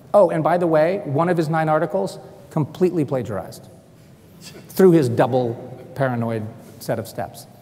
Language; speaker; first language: English; native; English